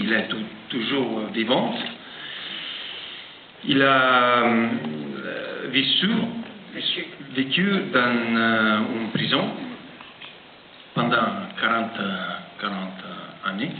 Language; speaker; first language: French; non-native, fluent; Italian